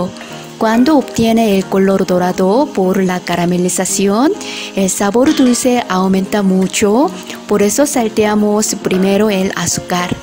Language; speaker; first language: Spanish; non-native, fluent; Korean